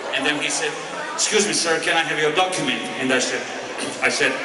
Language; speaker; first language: English; non-native, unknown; Serbian